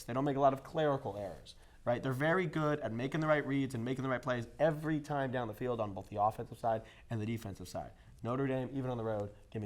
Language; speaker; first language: English; native; English